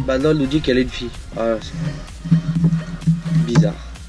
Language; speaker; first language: French; native; French